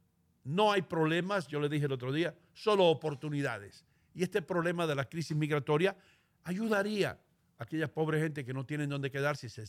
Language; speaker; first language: Spanish; native; Spanish